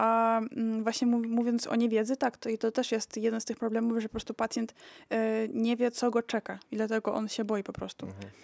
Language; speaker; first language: Polish; early bilingual, heritage; Polish